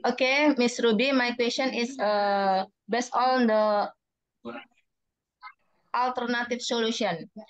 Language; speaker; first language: English; non-native, learner; Indonesian